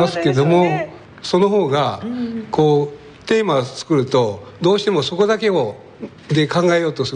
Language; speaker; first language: Japanese; native; Japanese